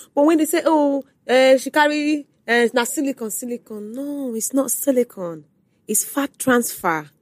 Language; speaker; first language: English; non-native, local second language; Igbo